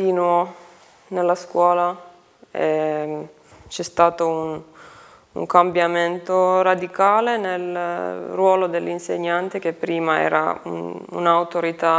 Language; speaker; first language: Italian; non-native, fluent; Finnish